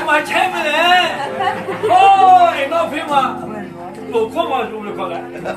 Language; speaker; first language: Burmese; non-native, local second language; S'gaw Karen